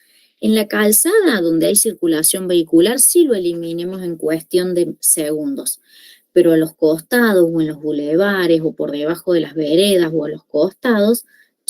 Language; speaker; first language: Spanish; native; Spanish